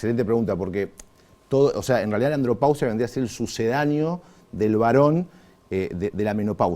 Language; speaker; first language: Spanish; native; Spanish